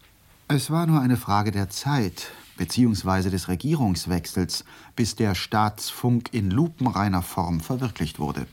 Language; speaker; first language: German; native; German